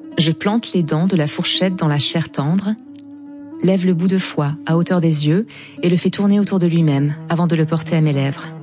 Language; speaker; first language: French; non-native, local second language; Arabic